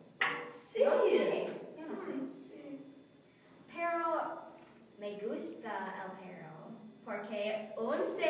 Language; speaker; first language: Spanish; non-native, learner; English